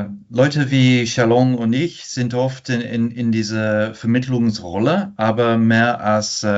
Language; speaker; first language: German; non-native, fluent; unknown